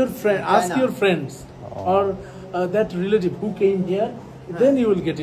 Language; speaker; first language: English; non-native, fluent; Bangla